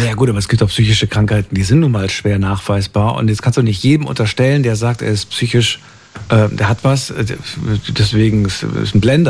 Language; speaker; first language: German; native; German